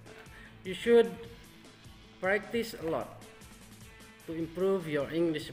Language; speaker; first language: English; non-native, fluent; Indonesian